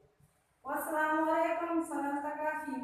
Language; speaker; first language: Arabic; non-native, learner; Pashto